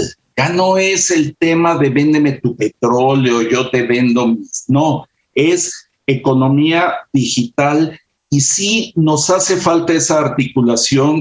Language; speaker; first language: Spanish; native; Spanish